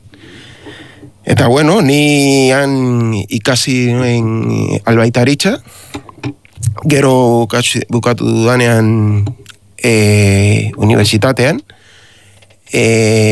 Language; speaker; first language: Basque; non-native, learner; Spanish